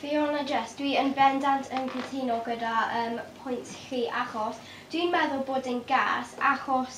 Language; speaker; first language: Welsh; non-native, local second language; English